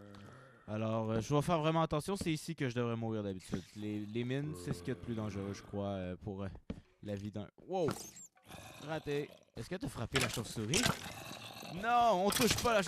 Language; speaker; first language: French; native; French